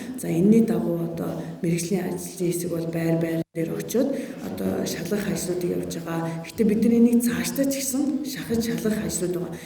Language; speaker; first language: Mongolian; native; Mongolian